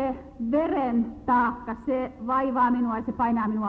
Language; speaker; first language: Finnish; native; Finnish